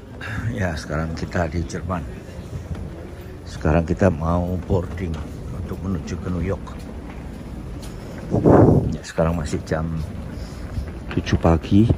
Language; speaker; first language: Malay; non-native, local second language; Javanese